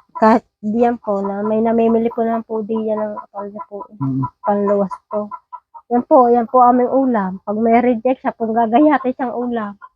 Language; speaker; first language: Filipino; native; Filipino